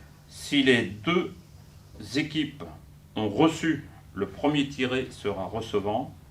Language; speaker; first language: French; native; French